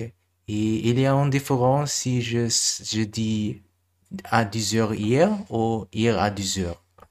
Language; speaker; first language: French; non-native, learner; German